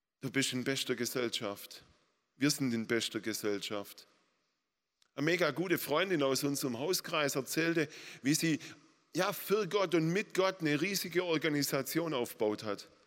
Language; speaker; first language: German; native; German